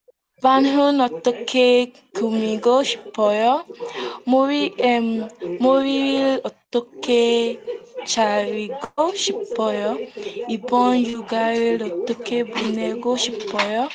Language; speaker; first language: Korean; non-native, learner; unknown